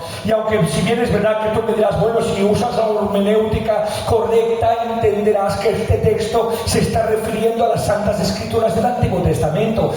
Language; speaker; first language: Spanish; native; Spanish